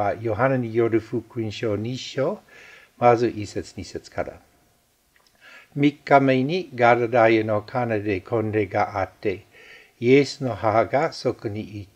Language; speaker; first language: Japanese; non-native, fluent; English